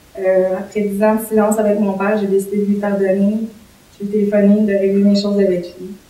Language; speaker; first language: French; native; French